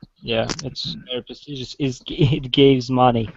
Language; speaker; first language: English; non-native, fluent; Russian